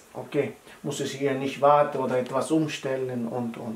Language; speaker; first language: German; non-native, fluent; Italian